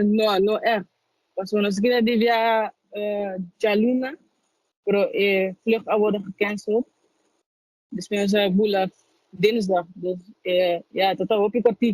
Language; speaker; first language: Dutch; early bilingual, other home language; Papiamento